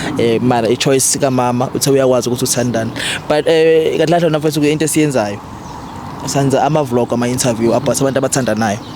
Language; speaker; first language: Zulu; native; Zulu